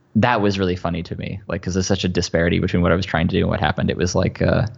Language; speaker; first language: English; native; English